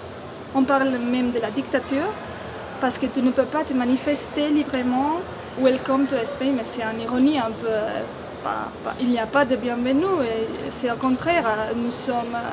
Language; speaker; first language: French; non-native, fluent; Spanish